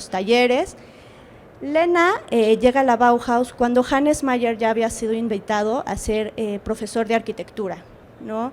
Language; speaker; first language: Spanish; native; Spanish